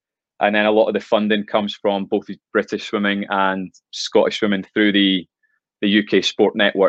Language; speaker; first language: English; native; English